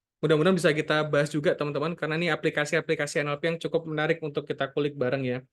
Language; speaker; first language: Indonesian; native; Indonesian